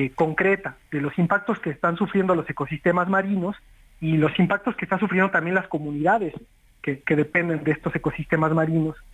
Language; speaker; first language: Spanish; native; Spanish